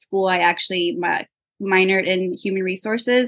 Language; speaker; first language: English; early bilingual, other home language; Spanish